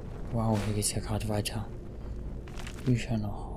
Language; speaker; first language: German; native; German